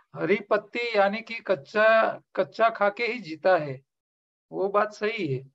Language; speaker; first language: Hindi; non-native, local second language; Gujarati